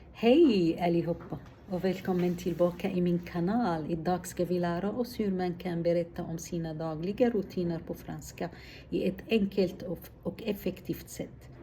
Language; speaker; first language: Swedish; non-native, fluent; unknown